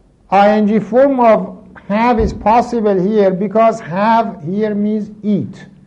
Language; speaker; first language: English; non-native, fluent; Persian